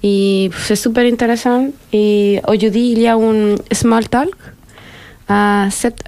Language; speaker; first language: French; non-native, learner; Spanish